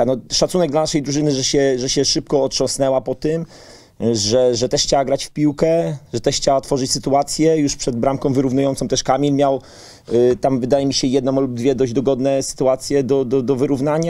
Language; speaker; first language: Polish; native; Polish